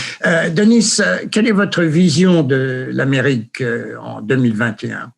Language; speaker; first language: French; native; French